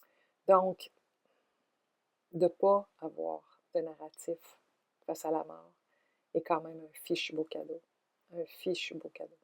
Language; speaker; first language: French; native; French